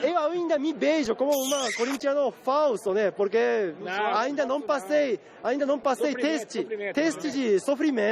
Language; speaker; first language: Portuguese; non-native, learner; Japanese